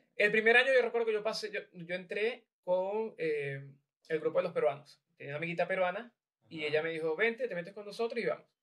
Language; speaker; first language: Spanish; native; Spanish